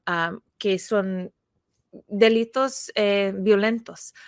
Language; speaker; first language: Spanish; non-native, fluent; English